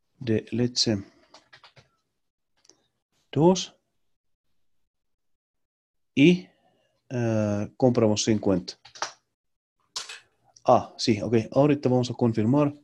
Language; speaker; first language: Spanish; non-native, learner; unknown